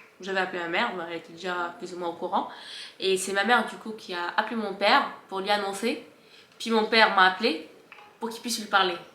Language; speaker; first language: French; early bilingual, other home language; Arabic